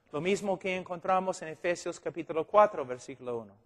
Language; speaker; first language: Spanish; non-native, fluent; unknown